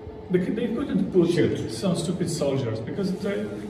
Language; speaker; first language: English; non-native, learner; Polish